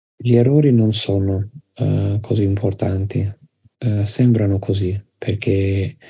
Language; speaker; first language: Italian; non-native, fluent; English